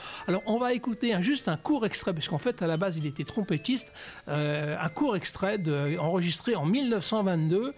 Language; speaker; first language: French; native; French